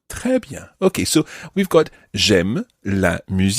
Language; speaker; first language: French; non-native, fluent; English